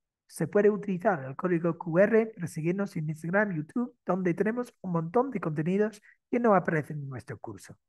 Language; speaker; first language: Spanish; non-native, fluent; English